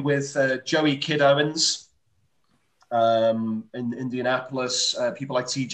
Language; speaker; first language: English; native; English